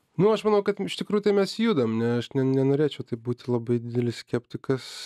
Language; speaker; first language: Lithuanian; native; Lithuanian